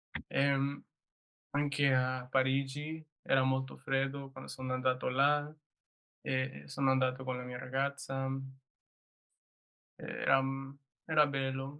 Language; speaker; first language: Italian; non-native, learner; English